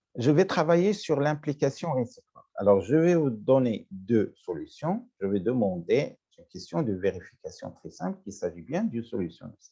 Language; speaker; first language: French; non-native, local second language; Arabic